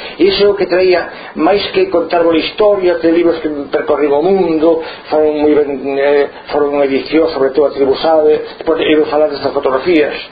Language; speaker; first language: Galician; non-native, local second language; Spanish